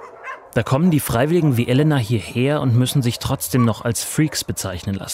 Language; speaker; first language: German; native; German